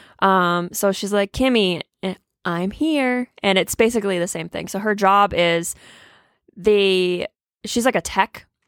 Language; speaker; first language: English; native; English